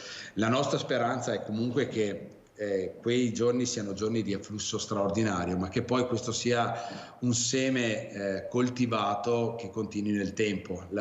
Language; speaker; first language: Italian; native; Italian